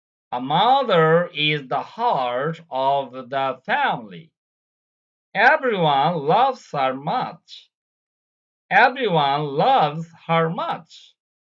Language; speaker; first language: English; non-native, local second language; Bangla